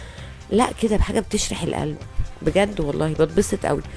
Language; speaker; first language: Arabic; native; Arabic